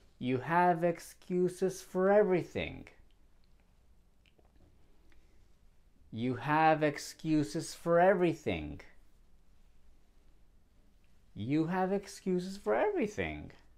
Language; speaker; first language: English; native; English